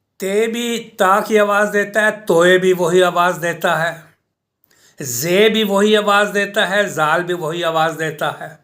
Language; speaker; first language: Urdu; native; Urdu